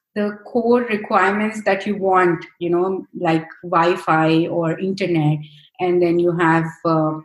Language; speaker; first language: English; non-native, local second language; Hindi